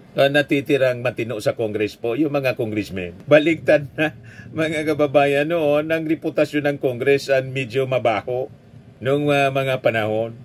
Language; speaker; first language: Filipino; non-native, local second language; Bikol